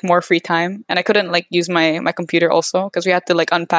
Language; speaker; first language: English; non-native, local second language; Cebuano